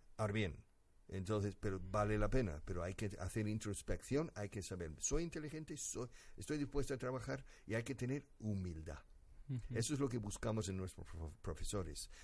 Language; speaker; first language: Spanish; non-native, fluent; English